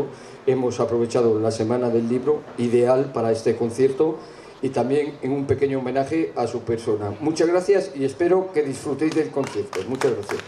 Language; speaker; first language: Spanish; native; Spanish